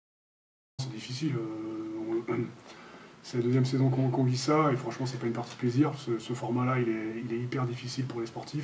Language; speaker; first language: French; native; French